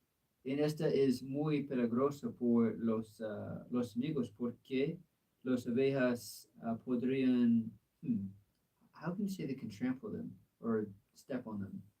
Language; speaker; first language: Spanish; non-native, learner; English